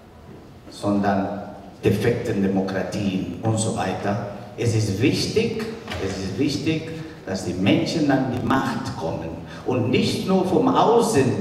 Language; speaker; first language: German; non-native, fluent; Spanish